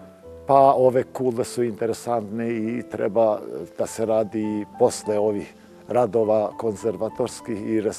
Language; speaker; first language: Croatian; non-native, local second language; Albanian